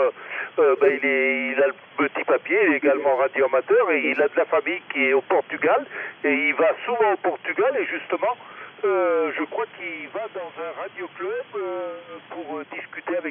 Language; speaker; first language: French; native; French